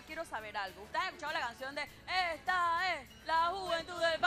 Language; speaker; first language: Spanish; native; Spanish